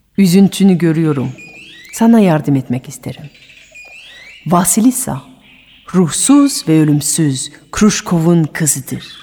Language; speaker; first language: Turkish; non-native, fluent; French